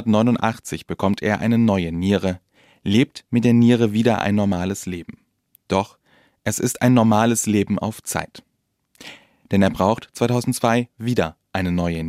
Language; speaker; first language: German; native; German